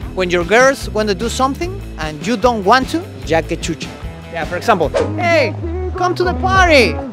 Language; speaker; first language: English; non-native, fluent; Spanish